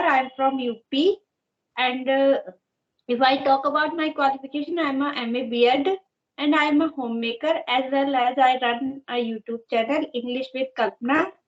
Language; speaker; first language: English; non-native, learner; Hindi